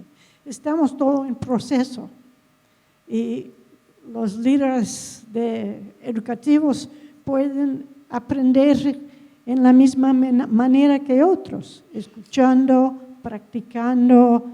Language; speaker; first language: Spanish; non-native, fluent; English